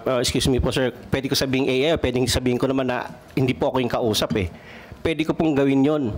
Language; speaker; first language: Filipino; non-native, local second language; Cebuano